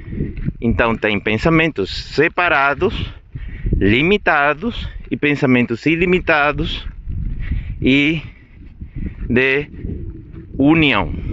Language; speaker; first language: Portuguese; non-native, fluent; Spanish